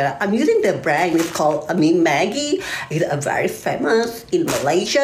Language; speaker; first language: English; non-native, learner; Malay